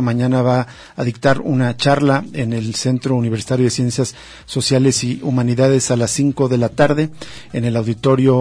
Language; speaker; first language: Spanish; native; Spanish